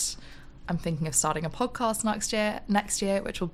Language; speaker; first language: English; native; English